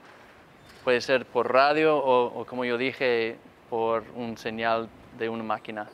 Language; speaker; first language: Spanish; non-native, fluent; English